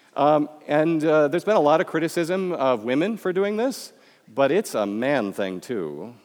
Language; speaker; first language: English; native; English